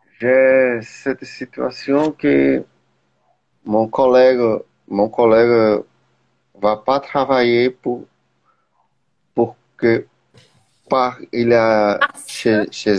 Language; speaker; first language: French; non-native, learner; Portuguese